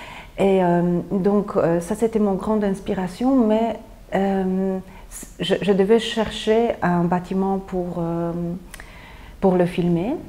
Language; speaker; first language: French; non-native, fluent; Polish